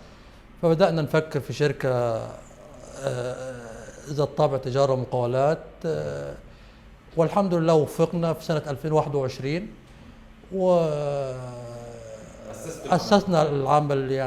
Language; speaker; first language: Arabic; native; Arabic